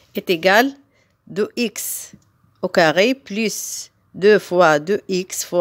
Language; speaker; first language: French; non-native, local second language; Arabic